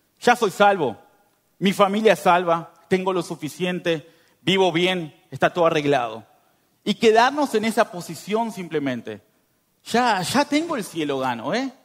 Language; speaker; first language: Spanish; native; Spanish